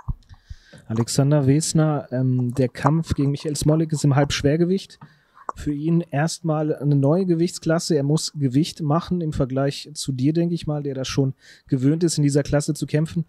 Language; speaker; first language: German; native; German